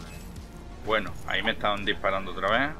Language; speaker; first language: Spanish; native; Spanish